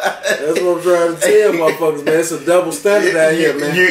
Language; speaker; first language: English; native; English